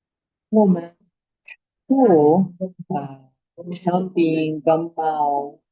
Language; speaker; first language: Chinese; non-native, fluent; Spanish